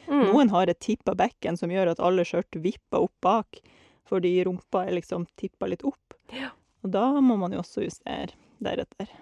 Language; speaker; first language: Norwegian; native; Norwegian